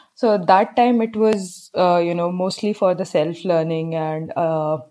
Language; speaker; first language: English; non-native, local second language; Hindi